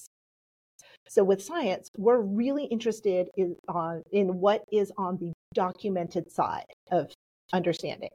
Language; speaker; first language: English; early bilingual, other home language; Polish